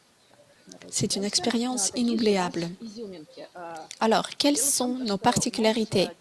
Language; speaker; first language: French; non-native, fluent; Russian